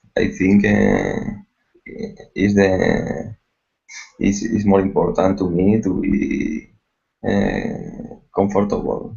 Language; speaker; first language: English; non-native, learner; Spanish